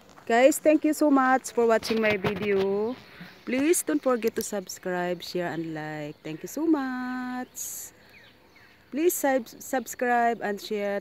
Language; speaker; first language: English; non-native, local second language; Filipino